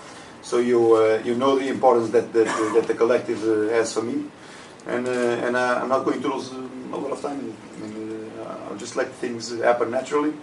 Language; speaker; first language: English; non-native, fluent; Portuguese